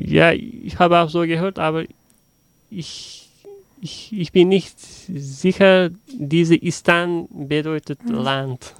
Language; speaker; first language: German; non-native, learner; Uzbek